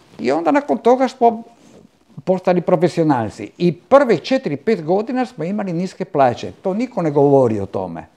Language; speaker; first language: Croatian; non-native, local second language; Italian